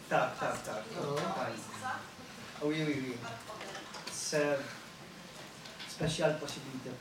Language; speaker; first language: French; non-native, fluent; Polish